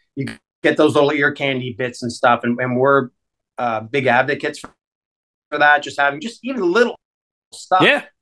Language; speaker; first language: English; native; English